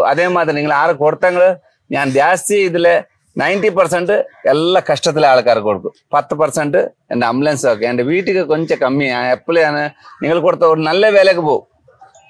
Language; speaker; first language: Malayalam; non-native, learner; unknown